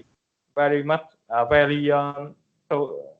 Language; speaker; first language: English; non-native, learner; Vietnamese